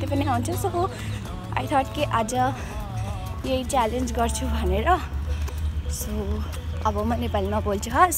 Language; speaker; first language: Nepali; early bilingual, heritage; Hindi